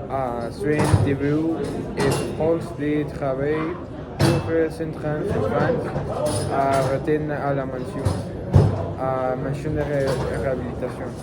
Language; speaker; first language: French; non-native, learner; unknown